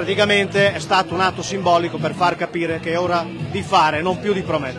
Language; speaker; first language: Italian; native; Italian